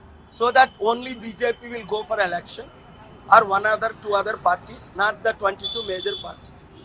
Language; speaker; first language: English; non-native, local second language; Telugu